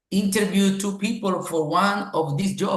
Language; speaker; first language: English; non-native, learner; Spanish